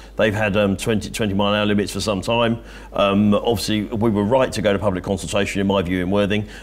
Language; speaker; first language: English; native; English